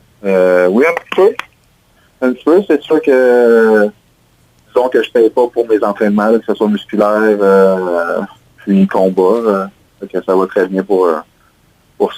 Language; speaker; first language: French; native; French